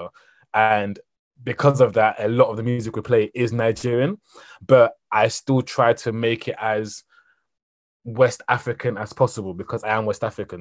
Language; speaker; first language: English; native; English